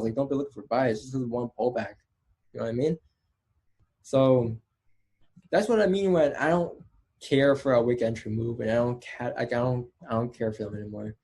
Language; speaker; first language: English; native; English